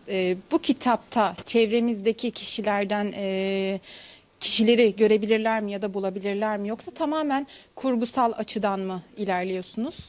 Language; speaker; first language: Turkish; native; Turkish